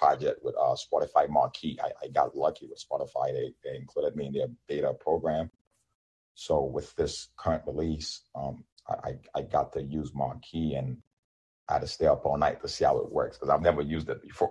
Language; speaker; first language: English; non-native, local second language; Yoruba